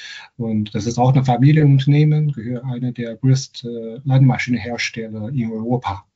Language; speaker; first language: German; non-native, fluent; Chinese